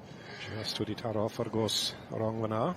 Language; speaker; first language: Welsh; native; Welsh